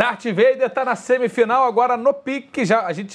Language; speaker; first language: Portuguese; native; Portuguese